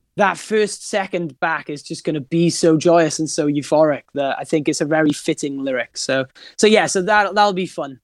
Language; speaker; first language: English; native; English